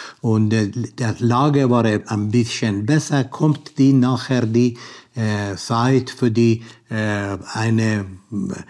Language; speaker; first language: German; non-native, learner; Persian